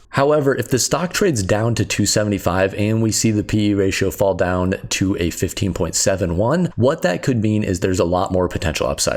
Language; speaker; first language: English; native; English